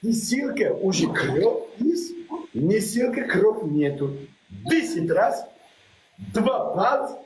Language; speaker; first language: Russian; non-native, learner; Uzbek